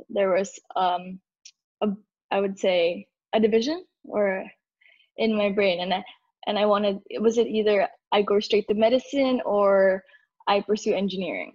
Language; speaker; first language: English; non-native, local second language; Filipino